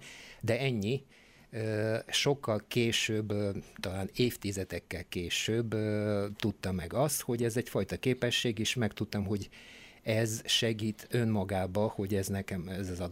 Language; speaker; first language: Hungarian; non-native, fluent; Bulgarian